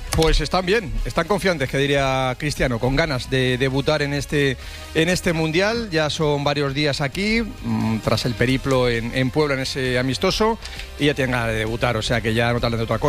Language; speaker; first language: Spanish; native; Spanish